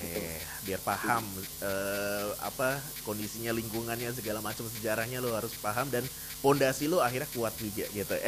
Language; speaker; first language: Indonesian; native; Indonesian